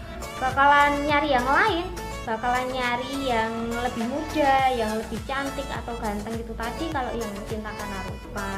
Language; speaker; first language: Indonesian; native; Indonesian